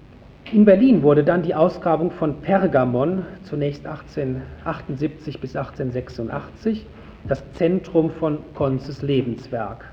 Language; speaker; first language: German; native; German